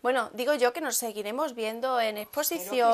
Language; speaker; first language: Spanish; native; Spanish